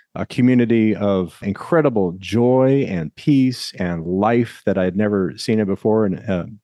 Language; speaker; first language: English; native; English